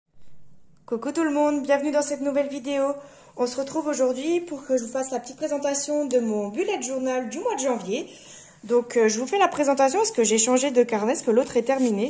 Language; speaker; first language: French; native; French